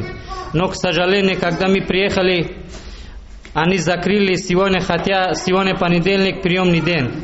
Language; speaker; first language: Russian; early bilingual, other home language; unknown